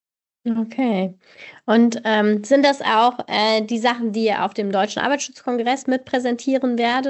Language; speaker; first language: German; native; German